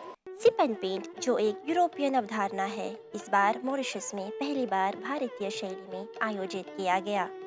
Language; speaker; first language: Hindi; non-native, local second language; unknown